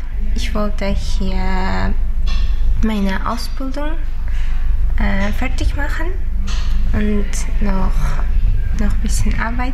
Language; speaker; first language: German; non-native, learner; Uzbek